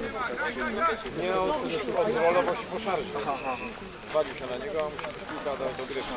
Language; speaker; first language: Polish; native; Polish